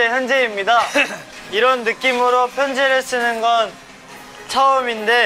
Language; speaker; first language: Korean; native; Korean